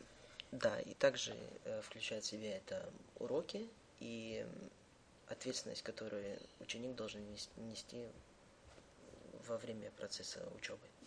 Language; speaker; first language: Russian; early bilingual, heritage; Russian